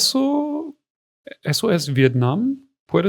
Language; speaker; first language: Spanish; non-native, fluent; German